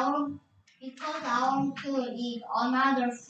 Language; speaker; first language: English; non-native, learner; Korean